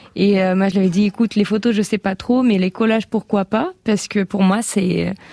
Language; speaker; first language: French; non-native, fluent; Ukrainian